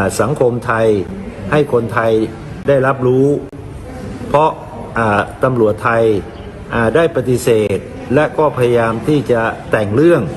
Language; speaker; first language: Thai; native; Thai